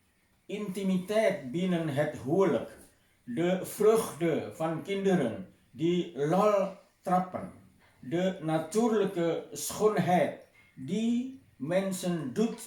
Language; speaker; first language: Dutch; non-native, fluent; Indonesian